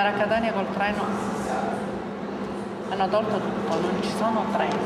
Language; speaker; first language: Italian; native; Italian